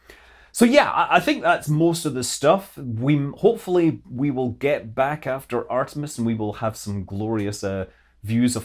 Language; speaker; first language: English; native; English